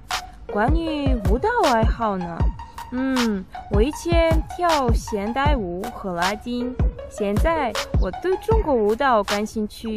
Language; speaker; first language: Chinese; non-native, learner; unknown